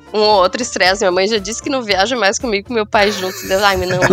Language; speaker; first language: Portuguese; native; Portuguese